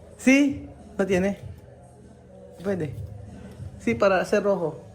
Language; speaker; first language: Spanish; non-native, learner; Filipino